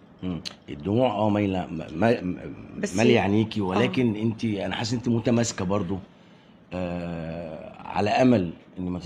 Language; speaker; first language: Arabic; native; Arabic